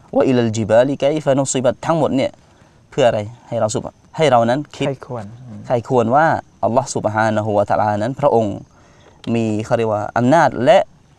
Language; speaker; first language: Thai; non-native, local second language; Malay